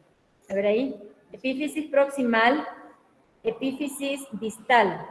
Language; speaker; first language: Spanish; native; Spanish